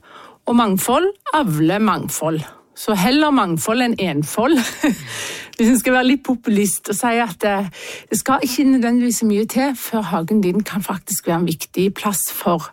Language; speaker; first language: Norwegian; native; Norwegian